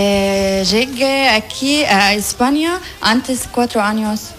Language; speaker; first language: Spanish; non-native, learner; Arabic